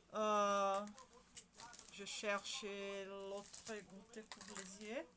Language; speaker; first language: French; non-native, learner; Spanish